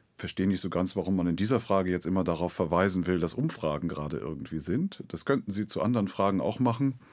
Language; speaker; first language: German; native; German